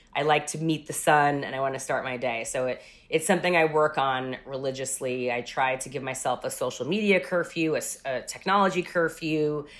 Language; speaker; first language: English; native; English